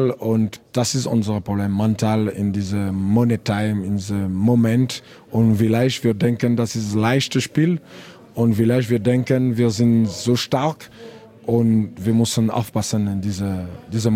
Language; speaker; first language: German; non-native, learner; French